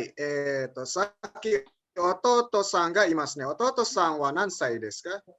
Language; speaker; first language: Japanese; non-native, fluent; Indonesian